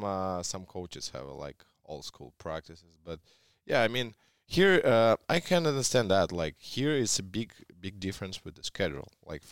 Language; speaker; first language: English; non-native, learner; Russian